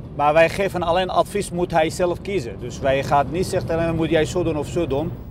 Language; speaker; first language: Dutch; non-native, learner; Kurdish